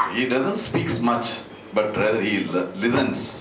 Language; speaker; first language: English; non-native, local second language; Tamil